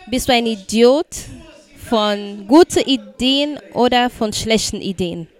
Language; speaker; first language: German; non-native, fluent; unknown